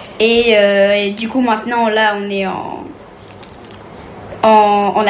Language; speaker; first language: French; early bilingual, heritage; French